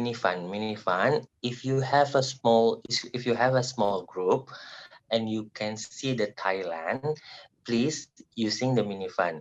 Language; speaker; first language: English; non-native, learner; Indonesian